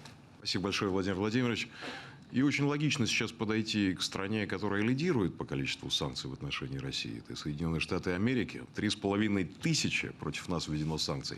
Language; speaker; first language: Russian; native; Russian